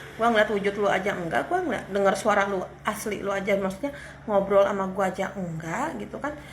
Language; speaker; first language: Indonesian; native; Indonesian